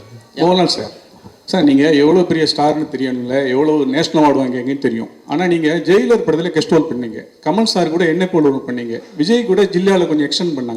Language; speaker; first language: Tamil; native; Tamil